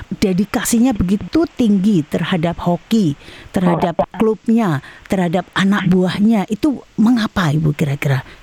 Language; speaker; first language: Indonesian; native; Indonesian